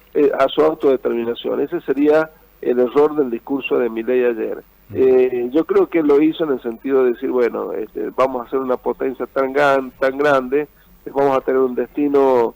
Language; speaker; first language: Spanish; native; Spanish